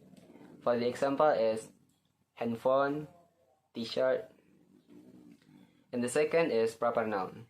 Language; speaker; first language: English; non-native, learner; Indonesian